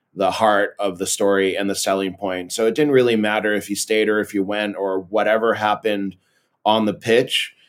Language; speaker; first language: English; early bilingual, other home language; Portuguese